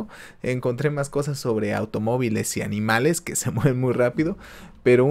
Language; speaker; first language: Spanish; native; Spanish